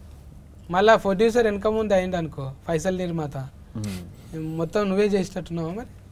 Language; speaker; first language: Telugu; native; Telugu